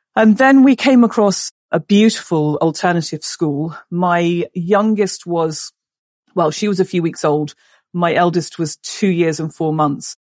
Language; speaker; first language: English; native; English